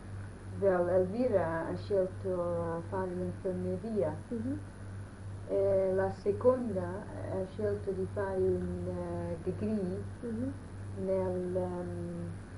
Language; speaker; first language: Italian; early bilingual, heritage; Italian